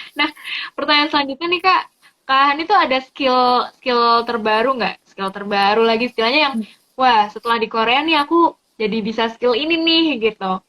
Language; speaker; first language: Indonesian; native; Indonesian